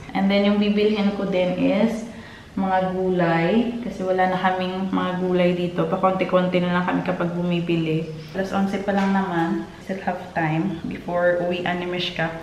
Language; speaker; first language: Filipino; non-native, local second language; Hiligaynon